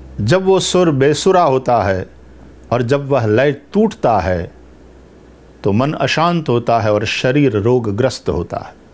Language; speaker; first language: Hindi; non-native, local second language; Gujarati